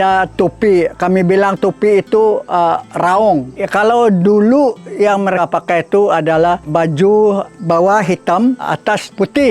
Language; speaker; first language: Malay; non-native, local second language; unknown